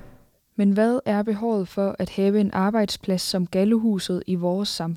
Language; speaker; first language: Danish; native; Danish